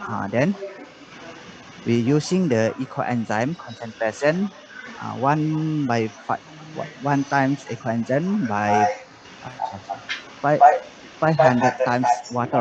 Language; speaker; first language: English; non-native, learner; Indonesian